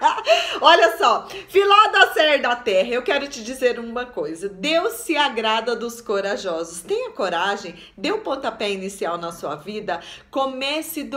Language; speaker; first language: Portuguese; native; Portuguese